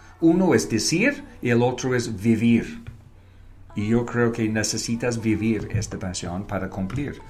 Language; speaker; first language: Spanish; non-native, fluent; English